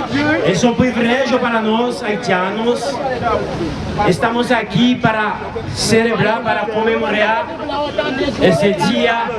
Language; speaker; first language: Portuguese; non-native, learner; Haitian Creole